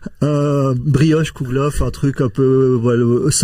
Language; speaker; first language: French; native; French